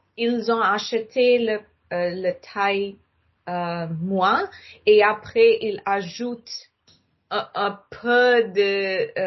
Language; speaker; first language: French; non-native, learner; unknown